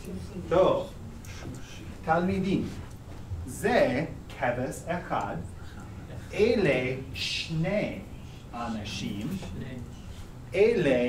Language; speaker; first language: Hebrew; non-native, fluent; English